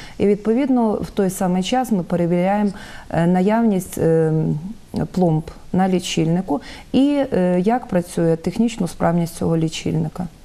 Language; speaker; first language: Ukrainian; native; Ukrainian